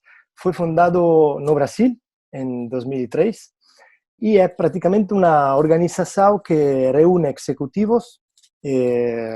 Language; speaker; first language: Portuguese; non-native, fluent; Italian